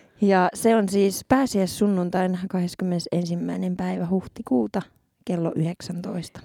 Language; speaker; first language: Finnish; native; Finnish